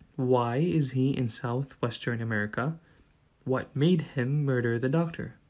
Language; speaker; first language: English; non-native, fluent; Arabic